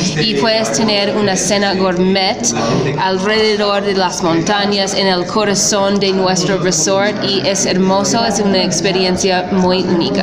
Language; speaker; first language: Spanish; non-native, fluent; English